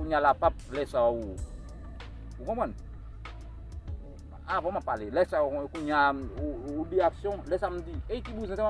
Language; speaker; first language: French; non-native, learner; Haitian Creole